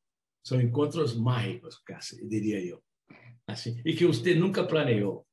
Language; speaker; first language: Spanish; non-native, fluent; Portuguese